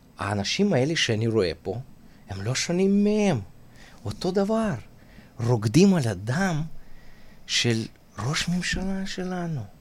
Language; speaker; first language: Hebrew; non-native, fluent; Russian